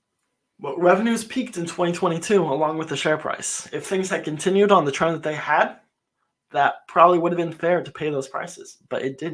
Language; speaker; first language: English; native; English